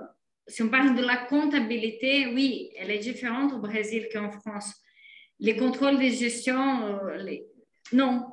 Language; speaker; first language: French; non-native, fluent; Portuguese